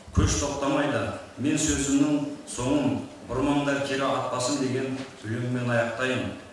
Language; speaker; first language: Kazakh; early bilingual, heritage; Kazakh